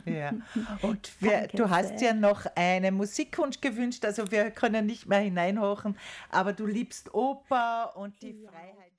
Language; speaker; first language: German; native; German